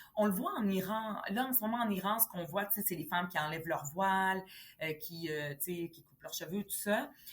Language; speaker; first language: French; early bilingual, other home language; Arabic